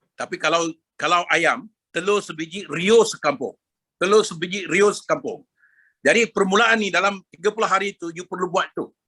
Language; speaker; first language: Malay; non-native, local second language; Tamil